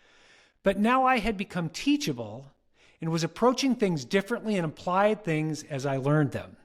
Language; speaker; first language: English; native; English